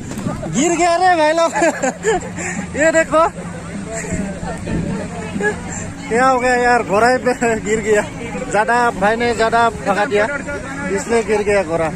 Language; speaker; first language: Hindi; non-native, local second language; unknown